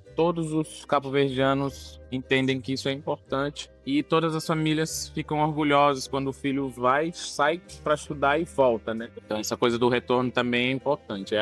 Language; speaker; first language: Portuguese; non-native, local second language; Kabuverdianu